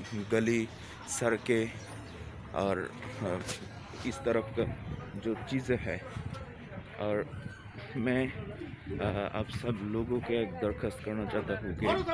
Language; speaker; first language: Hindi; non-native, learner; Bangla